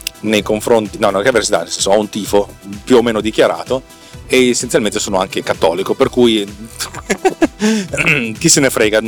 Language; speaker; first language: Italian; native; Italian